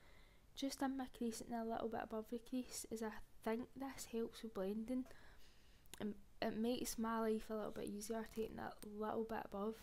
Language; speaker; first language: English; native; English